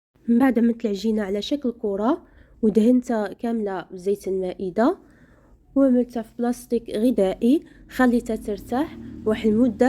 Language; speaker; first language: Arabic; native; Arabic